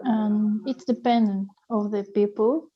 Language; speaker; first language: English; non-native, learner; Spanish